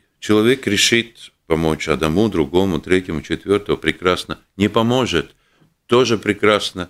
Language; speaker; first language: Russian; non-native, local second language; Latvian